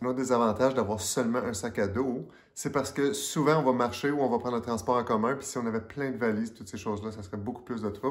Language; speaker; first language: French; native; French